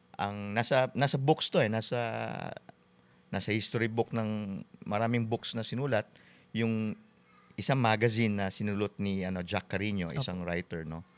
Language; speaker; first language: Filipino; native; Filipino